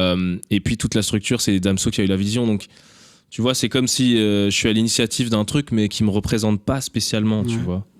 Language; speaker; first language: French; native; French